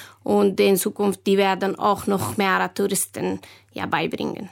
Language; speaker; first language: German; non-native, learner; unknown